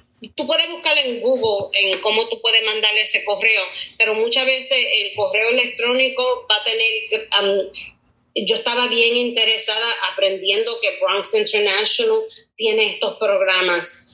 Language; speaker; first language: Spanish; early bilingual, heritage; Spanish